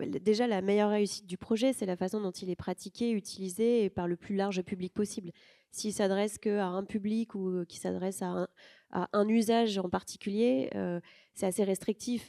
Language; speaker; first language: French; native; French